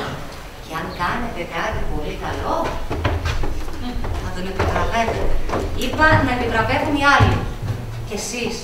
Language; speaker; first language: Greek; native; Greek